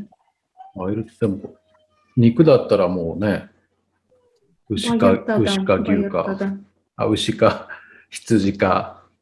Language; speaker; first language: Japanese; non-native, fluent; Tatar